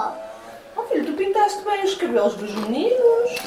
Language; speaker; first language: Portuguese; native; Portuguese